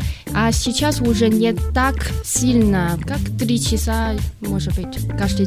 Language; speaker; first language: Russian; non-native, learner; Chinese